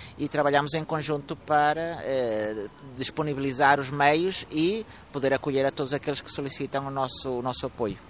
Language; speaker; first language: Portuguese; early bilingual, heritage; Portuguese